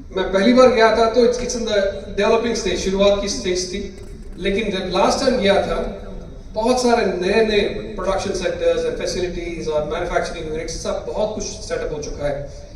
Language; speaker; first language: Hindi; non-native, local second language; Malayalam